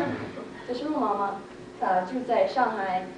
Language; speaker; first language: Chinese; non-native, learner; English